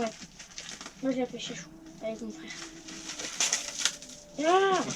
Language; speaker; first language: French; native; French